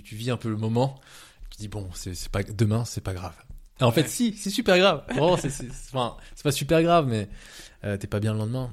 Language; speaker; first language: French; early bilingual, other home language; Vietnamese